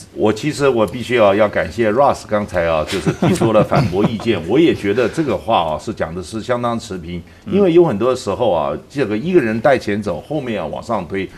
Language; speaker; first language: Chinese; native; Chinese